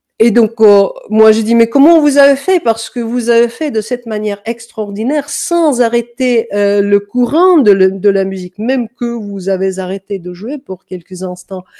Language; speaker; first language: French; non-native, fluent; Danish